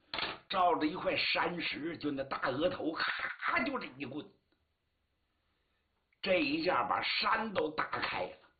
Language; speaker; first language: Chinese; native; Chinese